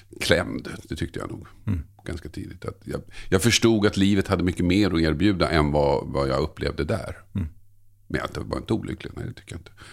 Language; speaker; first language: Swedish; native; Swedish